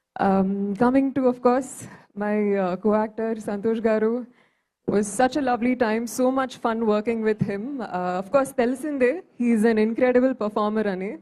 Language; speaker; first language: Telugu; early bilingual, heritage; Telugu